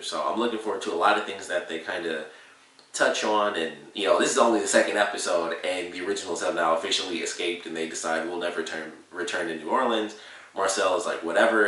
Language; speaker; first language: English; native; English